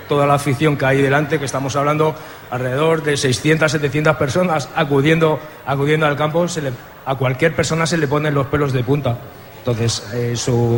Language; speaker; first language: Spanish; native; Spanish